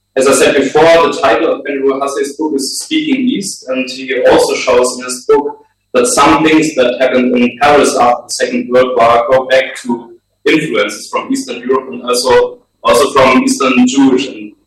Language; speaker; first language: English; non-native, fluent; German